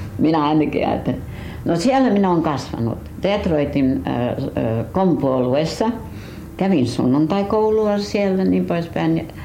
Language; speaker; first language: Finnish; early bilingual, heritage; Finnish